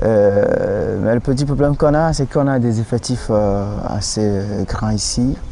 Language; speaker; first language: French; non-native, local second language; Ewe